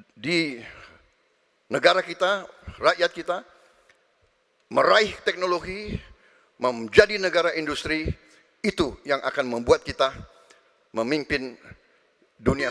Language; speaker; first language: Indonesian; native; Indonesian